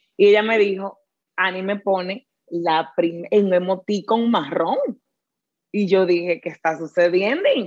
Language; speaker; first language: Spanish; native; Spanish